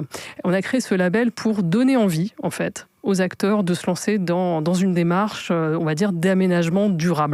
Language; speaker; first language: French; native; French